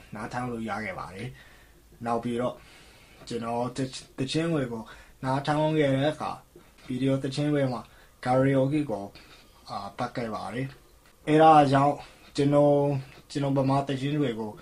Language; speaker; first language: Burmese; non-native, learner; English